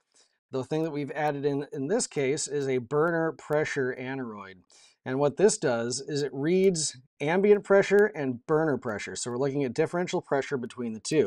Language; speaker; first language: English; native; English